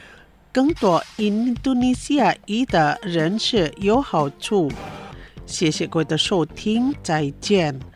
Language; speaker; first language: Chinese; non-native, fluent; Indonesian